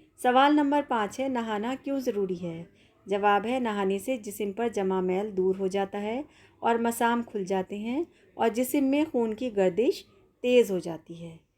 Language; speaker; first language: Urdu; native; Urdu